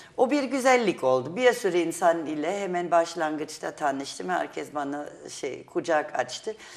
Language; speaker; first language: Turkish; non-native, fluent; German